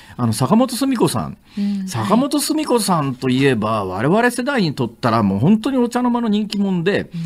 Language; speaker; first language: Japanese; native; Japanese